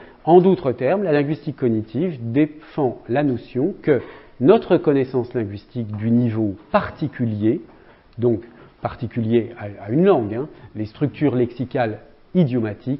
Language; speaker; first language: French; native; French